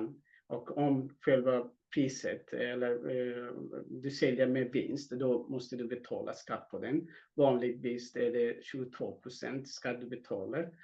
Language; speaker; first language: Swedish; non-native, fluent; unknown